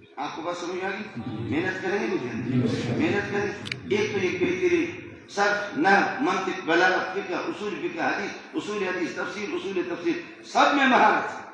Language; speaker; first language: Urdu; non-native, local second language; Brahui